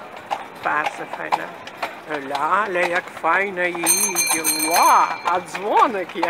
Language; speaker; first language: Polish; non-native, fluent; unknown